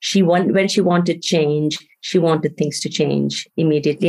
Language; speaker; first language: English; non-native, local second language; Bangla